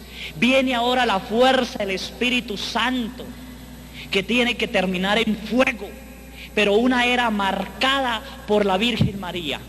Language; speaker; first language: Spanish; native; Spanish